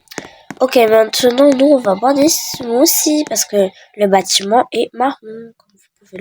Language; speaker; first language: French; native; French